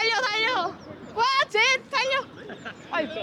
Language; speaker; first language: Korean; native; Korean